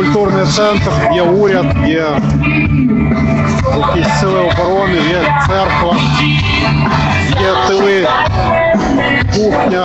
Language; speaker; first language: Ukrainian; native; Ukrainian